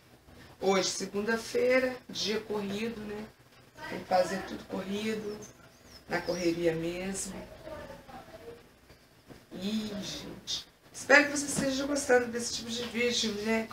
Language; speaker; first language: Portuguese; native; Portuguese